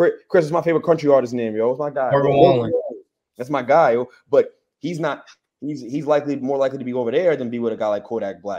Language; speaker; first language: English; native; English